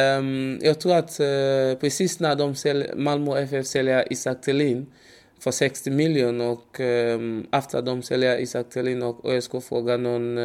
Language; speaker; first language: Swedish; non-native, learner; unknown